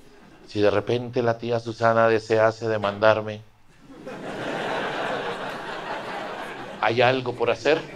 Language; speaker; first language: Spanish; native; Spanish